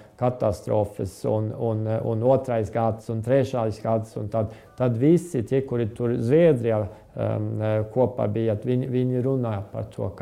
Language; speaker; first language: Latvian; non-native, fluent; Estonian